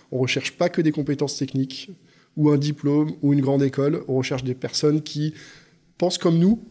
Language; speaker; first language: French; native; French